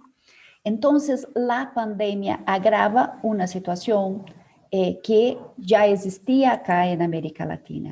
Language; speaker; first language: Spanish; non-native, fluent; Portuguese